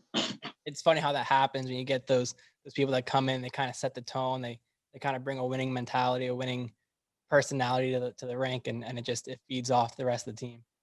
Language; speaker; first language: English; native; English